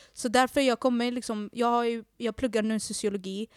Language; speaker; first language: Swedish; native; Swedish